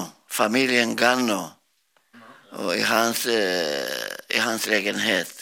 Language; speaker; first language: Swedish; non-native, learner; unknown